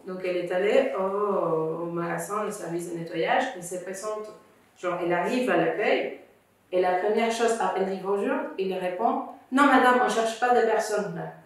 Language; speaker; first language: French; non-native, fluent; Spanish